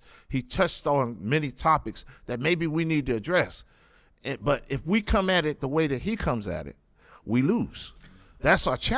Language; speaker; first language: English; native; English